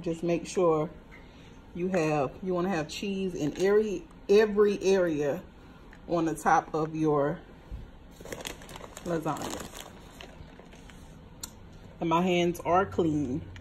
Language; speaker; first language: English; native; English